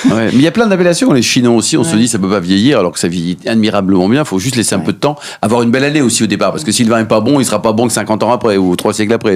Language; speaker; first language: French; native; French